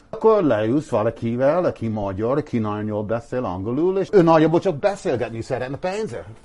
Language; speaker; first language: Hungarian; non-native, fluent; English